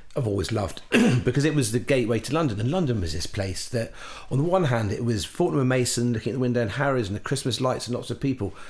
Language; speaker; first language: English; native; English